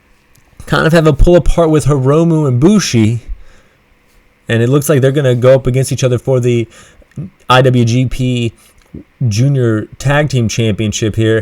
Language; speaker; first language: English; native; English